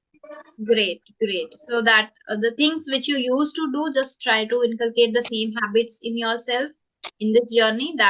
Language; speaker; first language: English; non-native, local second language; Hindi